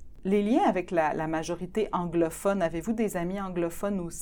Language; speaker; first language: French; native; French